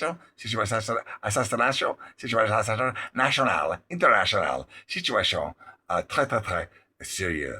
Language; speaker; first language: French; non-native, learner; English